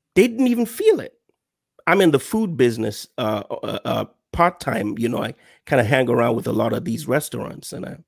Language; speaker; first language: English; non-native, local second language; Yoruba